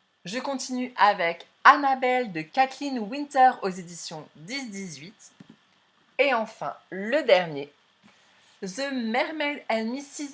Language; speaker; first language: French; native; French